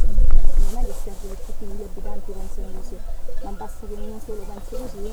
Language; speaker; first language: Italian; native; Italian